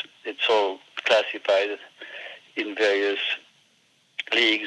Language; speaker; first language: English; non-native, fluent; French